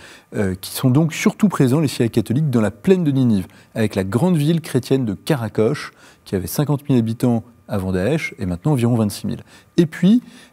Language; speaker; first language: French; native; French